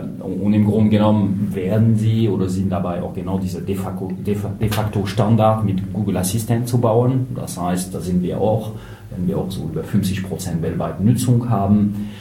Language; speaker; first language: German; non-native, fluent; French